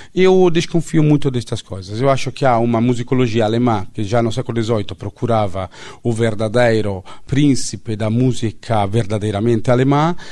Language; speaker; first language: Portuguese; non-native, fluent; Italian